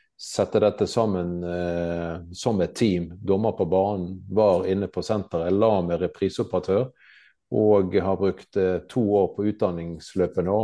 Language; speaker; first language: Norwegian; native; Norwegian